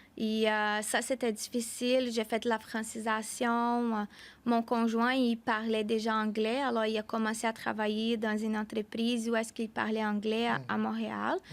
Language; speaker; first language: French; non-native, fluent; Portuguese